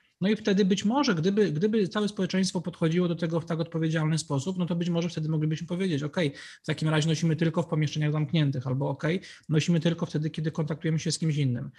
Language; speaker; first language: Polish; native; Polish